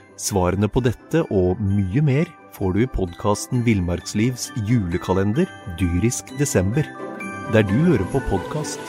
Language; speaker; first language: Norwegian; native; Norwegian